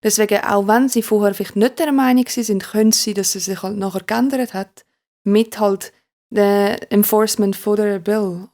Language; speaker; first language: German; native; German